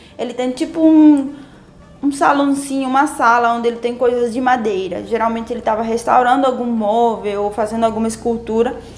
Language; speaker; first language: Portuguese; non-native, fluent; Spanish